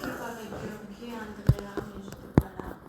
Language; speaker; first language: French; non-native, learner; Bulgarian